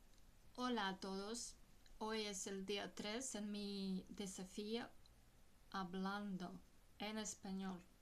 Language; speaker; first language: Spanish; non-native, learner; Russian